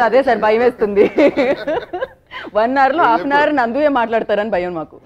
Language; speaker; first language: Telugu; native; Telugu